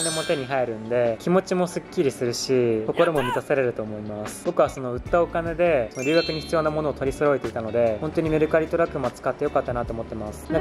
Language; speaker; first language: Japanese; native; Japanese